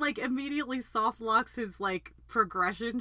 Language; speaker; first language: English; native; English